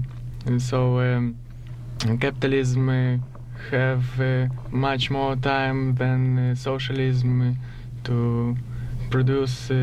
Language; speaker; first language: English; non-native, learner; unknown